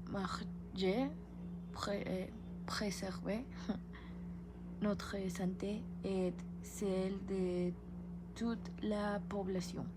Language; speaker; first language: French; non-native, learner; Spanish